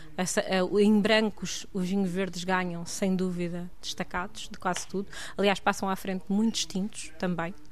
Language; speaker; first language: Portuguese; native; Portuguese